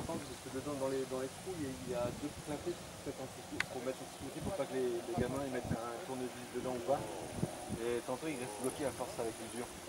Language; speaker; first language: French; native; French